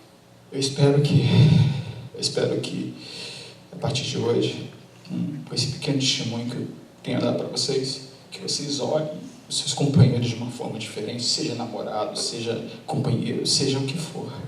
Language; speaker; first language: Portuguese; native; Portuguese